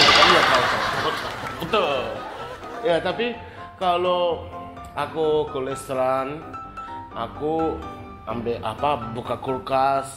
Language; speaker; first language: Indonesian; non-native, fluent; Japanese